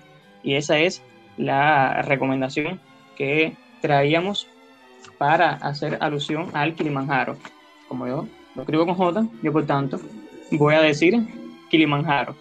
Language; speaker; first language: Spanish; native; Spanish